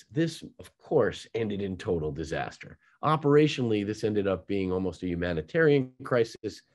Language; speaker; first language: English; native; English